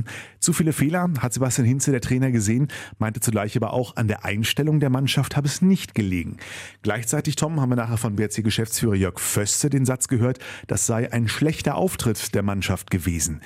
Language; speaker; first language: German; native; German